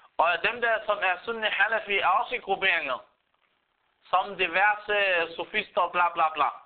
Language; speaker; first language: Danish; non-native, fluent; Arabic